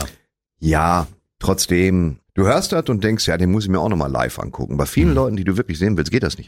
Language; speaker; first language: German; native; German